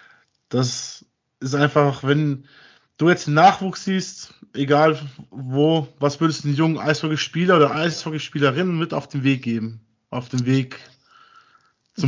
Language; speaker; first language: German; native; German